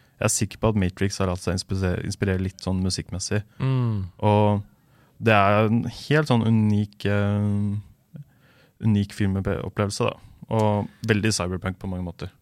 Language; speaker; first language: Norwegian; native; Norwegian